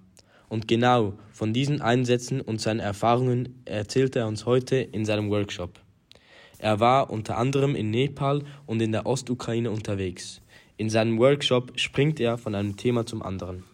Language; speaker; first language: German; native; German